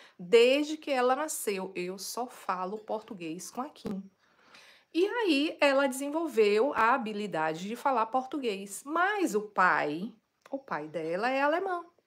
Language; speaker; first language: Portuguese; native; Portuguese